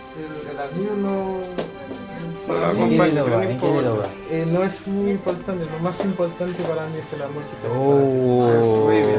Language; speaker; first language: Spanish; non-native, learner; Haitian Creole